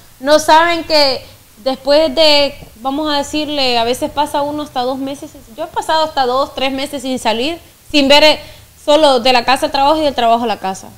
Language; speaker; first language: Spanish; native; Spanish